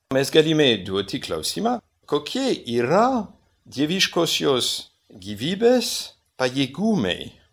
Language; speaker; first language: Lithuanian; non-native, fluent; French